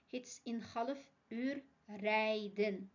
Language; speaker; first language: Dutch; non-native, fluent; Uyghur